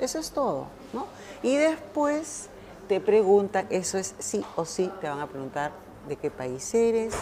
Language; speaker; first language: Spanish; native; Spanish